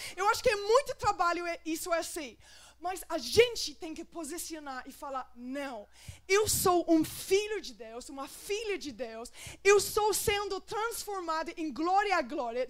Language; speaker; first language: Portuguese; non-native, fluent; English